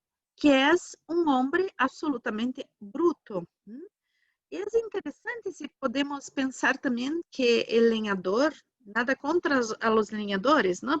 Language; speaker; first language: Spanish; non-native, learner; Portuguese